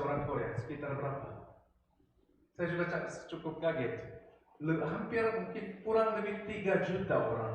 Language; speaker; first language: Indonesian; non-native, fluent; Korean